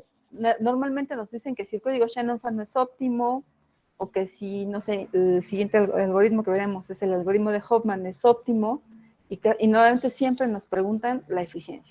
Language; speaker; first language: Spanish; native; Spanish